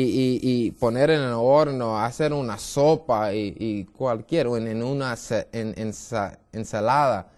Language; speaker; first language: Spanish; non-native, learner; English